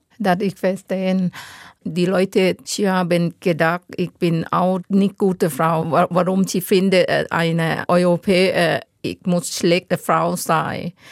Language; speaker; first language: German; non-native, learner; Thai